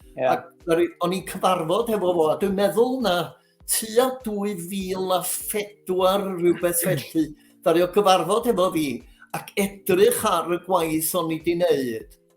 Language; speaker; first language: Welsh; native; Welsh